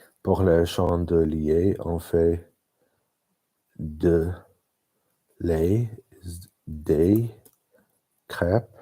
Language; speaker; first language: French; non-native, learner; English